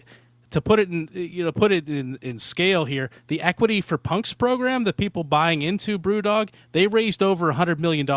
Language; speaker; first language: English; native; English